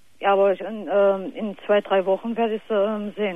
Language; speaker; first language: German; non-native, fluent; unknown